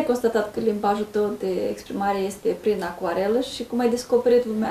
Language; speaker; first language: Romanian; native; Romanian